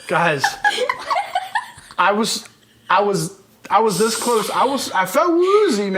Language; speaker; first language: English; native; English